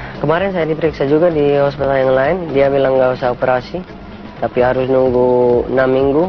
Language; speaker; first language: Indonesian; non-native, learner; Dutch